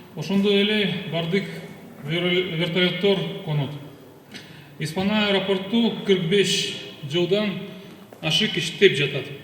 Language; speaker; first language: Kyrgyz; non-native, local second language; Russian